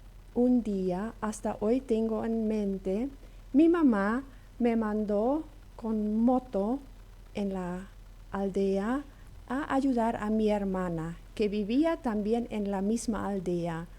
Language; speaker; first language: Spanish; non-native, local second language; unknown